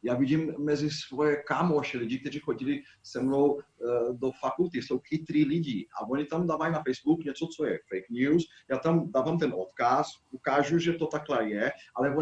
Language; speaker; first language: Czech; non-native, fluent; Portuguese